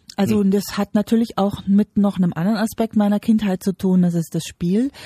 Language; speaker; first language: German; native; German